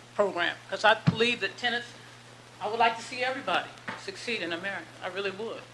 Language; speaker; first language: English; native; English